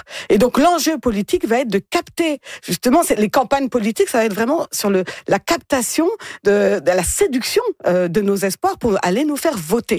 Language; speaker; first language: French; native; French